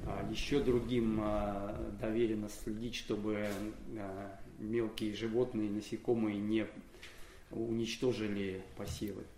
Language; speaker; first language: Russian; native; Russian